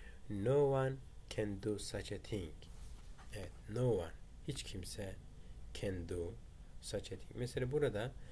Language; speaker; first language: English; non-native, fluent; Turkish